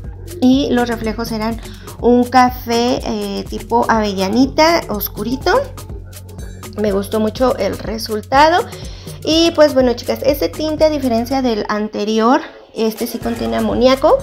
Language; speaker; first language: Spanish; native; Spanish